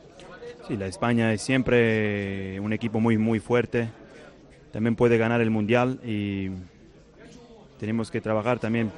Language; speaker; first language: Spanish; early bilingual, heritage; Spanish